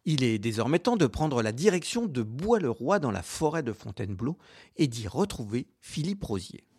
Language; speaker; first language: French; native; French